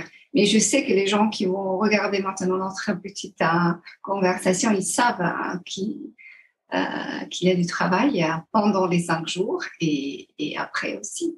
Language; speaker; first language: French; non-native, fluent; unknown